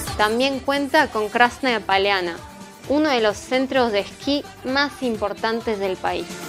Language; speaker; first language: Spanish; non-native, fluent; Russian